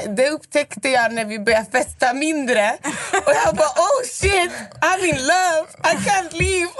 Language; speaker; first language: Swedish; native; Swedish